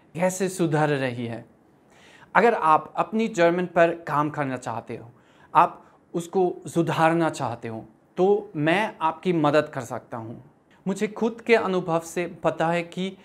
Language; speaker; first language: Hindi; non-native, fluent; German